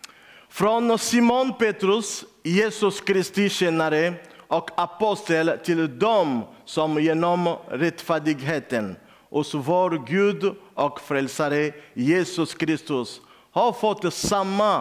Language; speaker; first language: Swedish; non-native, learner; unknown